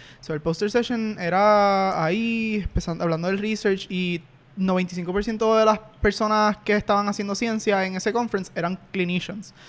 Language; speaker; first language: Spanish; native; Spanish